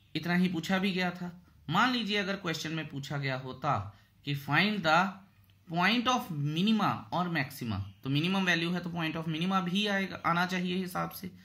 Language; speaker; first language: Hindi; native; Hindi